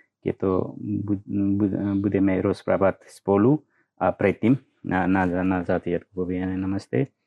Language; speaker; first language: Slovak; non-native, learner; Nepali